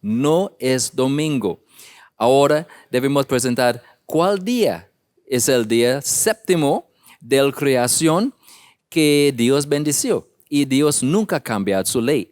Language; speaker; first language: Spanish; non-native, learner; English